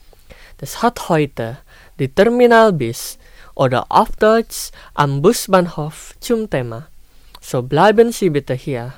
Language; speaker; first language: German; non-native, fluent; Indonesian